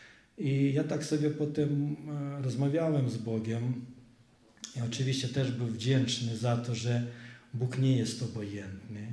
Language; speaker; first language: Polish; non-native, fluent; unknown